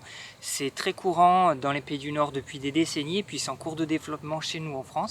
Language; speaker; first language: French; native; French